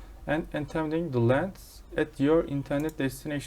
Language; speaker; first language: English; non-native, fluent; Turkish